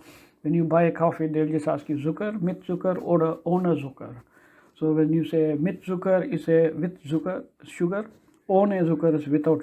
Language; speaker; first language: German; non-native, learner; Tamil